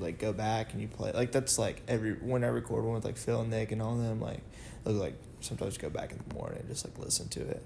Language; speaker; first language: English; native; English